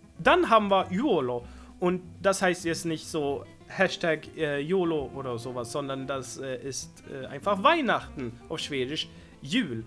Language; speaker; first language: German; non-native, fluent; Swedish